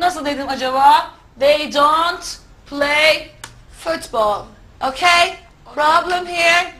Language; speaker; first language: English; non-native, fluent; Turkish